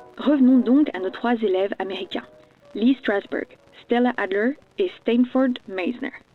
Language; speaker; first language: French; native; French